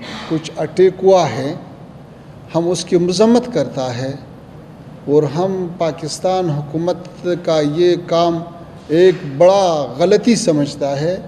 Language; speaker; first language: Hindi; non-native, fluent; Pashto